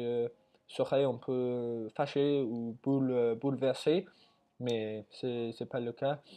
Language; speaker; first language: French; non-native, learner; English